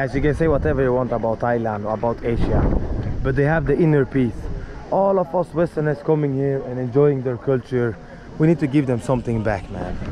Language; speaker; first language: English; non-native, fluent; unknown